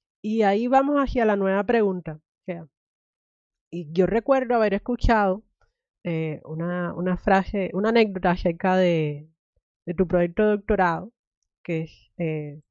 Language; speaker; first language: Spanish; native; Spanish